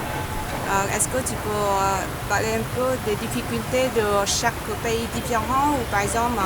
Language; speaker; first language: French; non-native, learner; Vietnamese